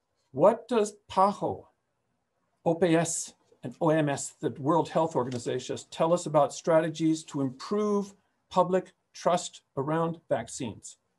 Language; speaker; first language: English; native; English